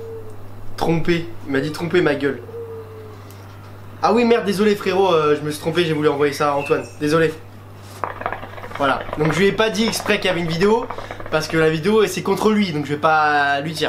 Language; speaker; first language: French; native; French